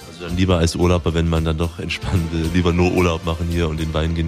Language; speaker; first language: German; native; German